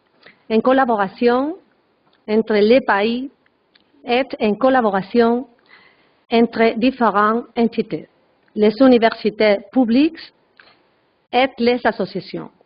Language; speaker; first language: French; non-native, learner; Spanish